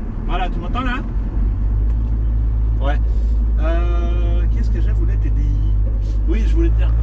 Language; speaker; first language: French; native; French